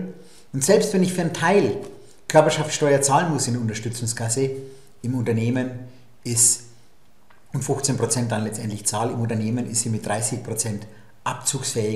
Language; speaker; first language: German; native; German